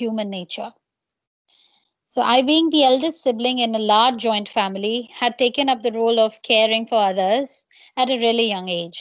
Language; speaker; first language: English; non-native, local second language; Bangla